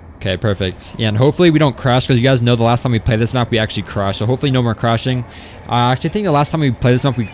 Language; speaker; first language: English; native; English